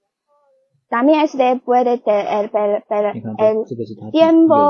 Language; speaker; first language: Spanish; non-native, learner; Chinese